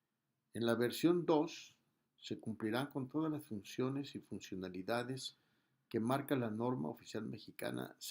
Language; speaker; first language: Spanish; native; Spanish